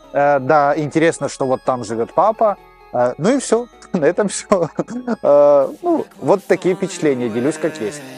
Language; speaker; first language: Russian; native; Russian